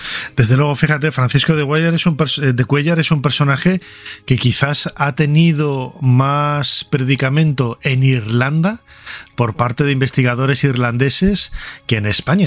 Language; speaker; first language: Spanish; native; Spanish